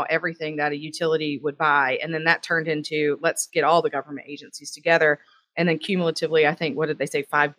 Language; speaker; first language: English; native; English